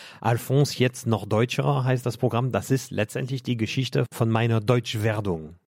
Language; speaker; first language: German; non-native, fluent; French